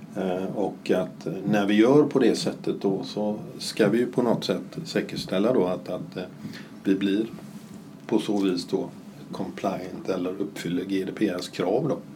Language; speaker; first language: Swedish; native; Swedish